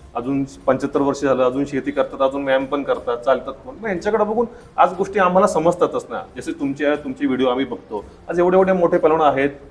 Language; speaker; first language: Marathi; native; Marathi